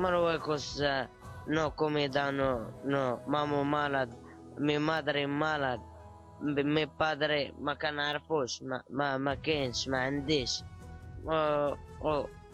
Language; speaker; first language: Spanish; non-native, learner; Arabic